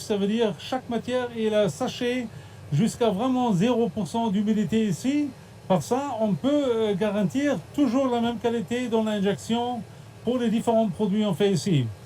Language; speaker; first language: French; non-native, fluent; German